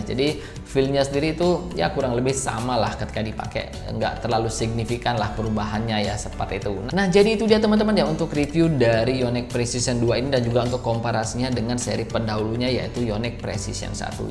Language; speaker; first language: Indonesian; native; Indonesian